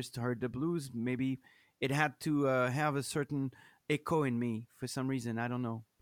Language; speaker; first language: English; non-native, fluent; French